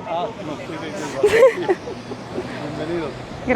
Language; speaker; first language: Spanish; native; Spanish